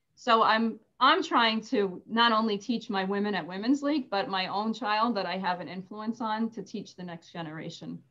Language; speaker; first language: English; native; English